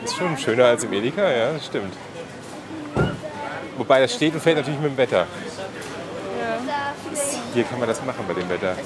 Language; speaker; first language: German; native; German